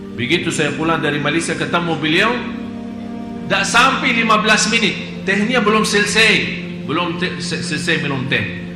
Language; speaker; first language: Indonesian; non-native, fluent; Arabic